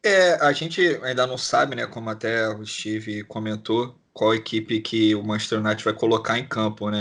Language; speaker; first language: Portuguese; native; Portuguese